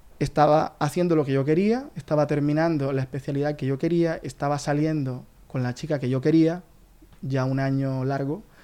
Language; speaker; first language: Spanish; native; Spanish